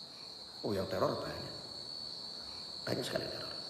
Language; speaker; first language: Indonesian; non-native, local second language; Javanese